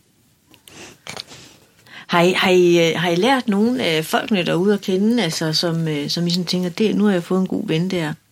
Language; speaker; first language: Danish; native; Danish